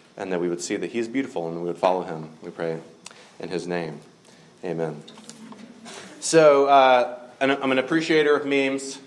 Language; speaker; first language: English; native; English